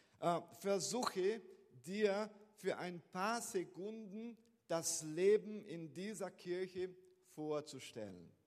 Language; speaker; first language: German; non-native, fluent; Portuguese